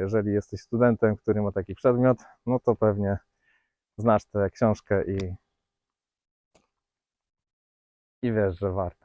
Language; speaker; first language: Polish; native; Polish